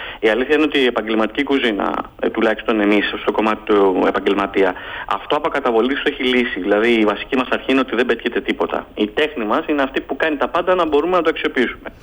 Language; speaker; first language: Greek; native; Greek